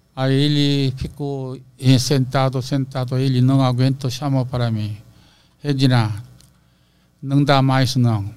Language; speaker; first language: Portuguese; non-native, learner; Korean